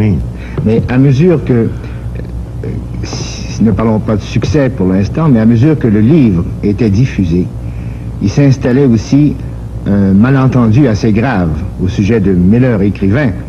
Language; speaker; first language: French; native; French